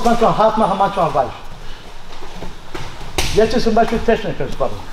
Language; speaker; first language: German; non-native, fluent; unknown